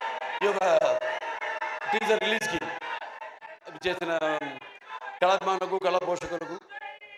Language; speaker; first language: Telugu; native; Telugu